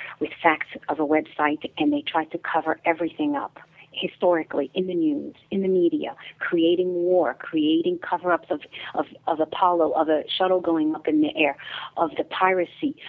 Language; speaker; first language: English; native; English